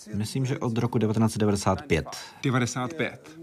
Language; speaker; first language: Czech; non-native, fluent; Russian